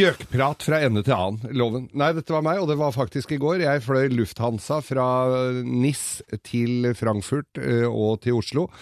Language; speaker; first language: Norwegian; native; Norwegian